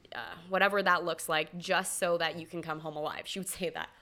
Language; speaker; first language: English; native; English